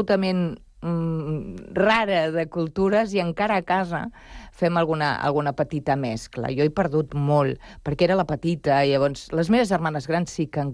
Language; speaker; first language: Catalan; early bilingual, other home language; Spanish